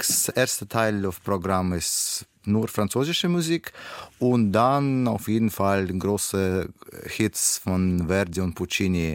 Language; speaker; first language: German; non-native, learner; Russian